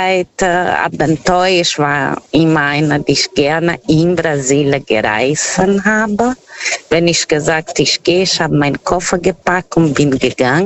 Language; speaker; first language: German; non-native, fluent; Portuguese